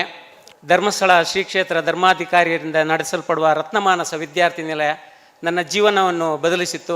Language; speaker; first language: Kannada; native; Kannada